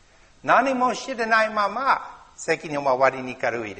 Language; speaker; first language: Japanese; non-native, learner; English